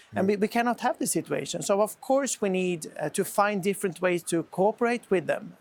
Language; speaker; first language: English; non-native, fluent; Swedish